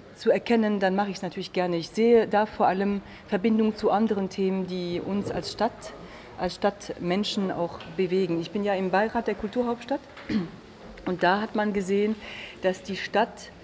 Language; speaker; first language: German; non-native, fluent; French